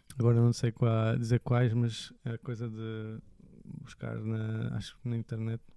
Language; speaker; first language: Portuguese; early bilingual, other home language; French